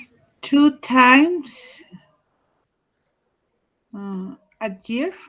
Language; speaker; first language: English; non-native, learner; Spanish